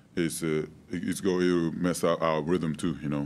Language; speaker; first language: English; non-native, fluent; Japanese